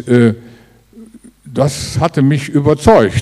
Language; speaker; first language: German; native; German